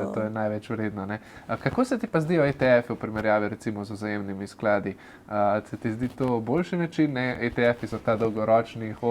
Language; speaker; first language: Slovenian; native; Slovenian